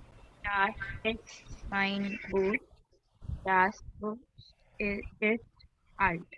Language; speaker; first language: German; non-native, learner; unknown